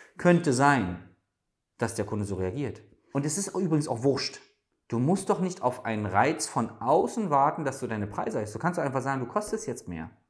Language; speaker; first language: German; native; German